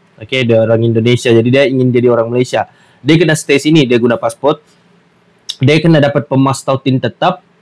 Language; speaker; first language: Malay; native; Malay